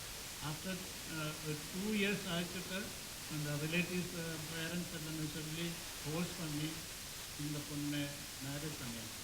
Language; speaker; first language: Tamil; non-native, learner; Malayalam